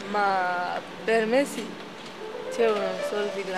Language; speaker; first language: Italian; non-native, learner; Romanian